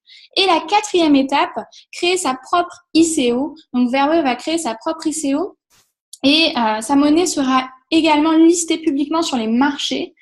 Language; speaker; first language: French; native; French